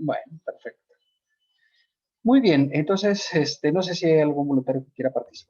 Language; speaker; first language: Spanish; native; Spanish